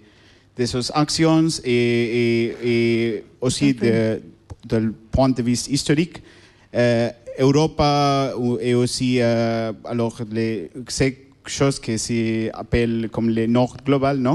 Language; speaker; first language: French; non-native, learner; Spanish